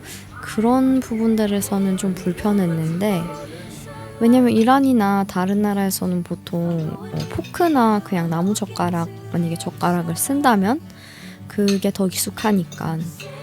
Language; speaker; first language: Korean; non-native, fluent; Persian